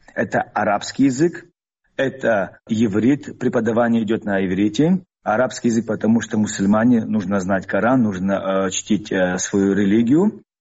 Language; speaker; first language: Russian; non-native, fluent; Adyghe